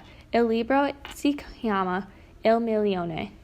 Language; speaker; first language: Italian; non-native, learner; English